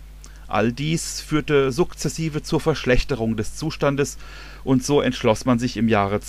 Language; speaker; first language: German; native; German